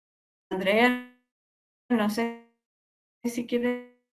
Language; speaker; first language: Spanish; non-native, fluent; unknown